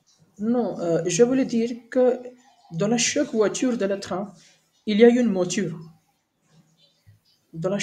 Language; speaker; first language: French; non-native, learner; Hindi